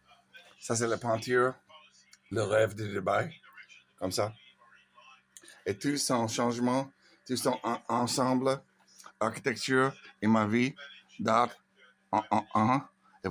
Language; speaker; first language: French; non-native, learner; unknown